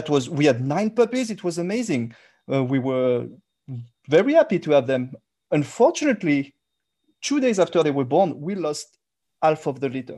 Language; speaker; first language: English; non-native, fluent; French